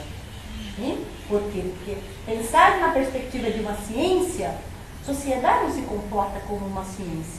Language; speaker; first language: Spanish; non-native, fluent; Portuguese